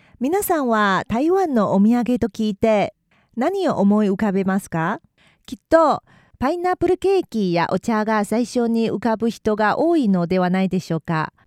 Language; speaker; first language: Japanese; non-native, fluent; Chinese